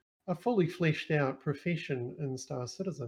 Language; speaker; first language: English; native; English